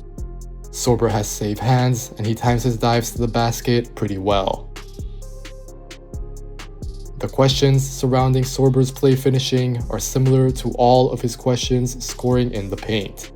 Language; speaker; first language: English; native; English